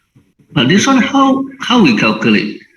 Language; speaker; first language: English; non-native, local second language; Chinese